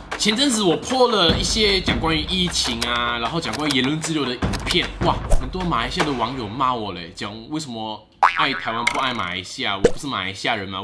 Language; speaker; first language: Chinese; native; Chinese